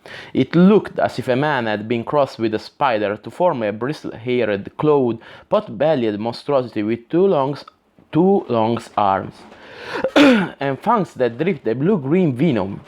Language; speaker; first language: English; non-native, fluent; Italian